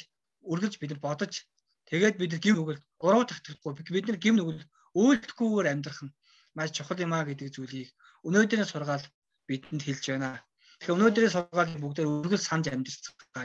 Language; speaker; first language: Mongolian; non-native, fluent; Korean